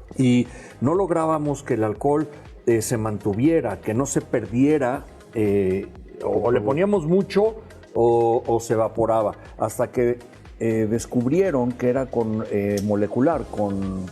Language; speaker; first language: Spanish; native; Spanish